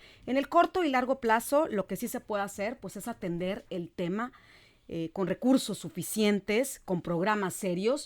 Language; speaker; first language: Spanish; native; Spanish